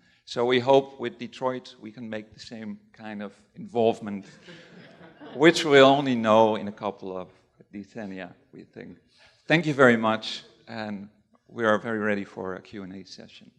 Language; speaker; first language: English; non-native, fluent; Dutch